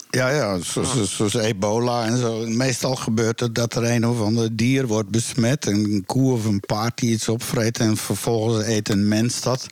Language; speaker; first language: Dutch; native; Dutch